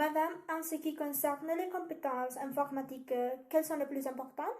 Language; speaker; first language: French; non-native, learner; Spanish